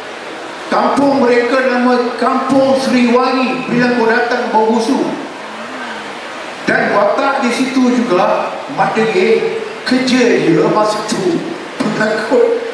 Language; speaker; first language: Malay; native; Malay